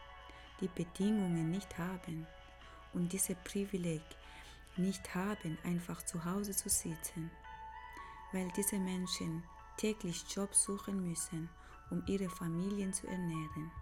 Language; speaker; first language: German; non-native, fluent; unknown